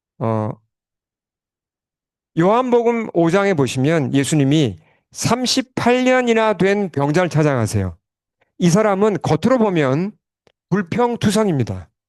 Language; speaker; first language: Korean; native; Korean